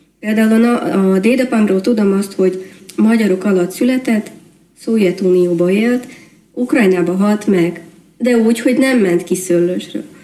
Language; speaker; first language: Hungarian; native; Hungarian